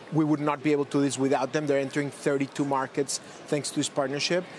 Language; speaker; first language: English; non-native, fluent; Spanish